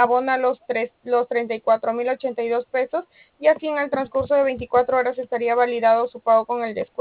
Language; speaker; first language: Spanish; native; Spanish